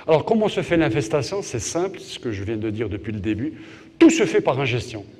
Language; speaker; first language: French; non-native, local second language; Arabic